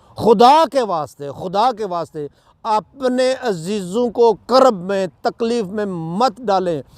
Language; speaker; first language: Urdu; non-native, local second language; Punjabi